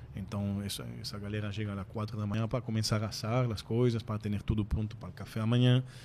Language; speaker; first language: Portuguese; non-native, fluent; French